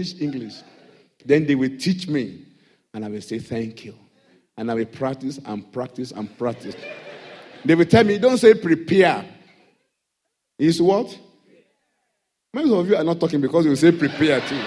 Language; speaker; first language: English; non-native, local second language; Yoruba